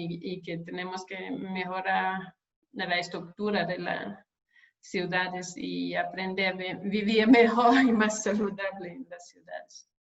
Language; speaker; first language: Spanish; non-native, fluent; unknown